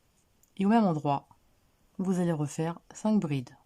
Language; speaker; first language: French; native; French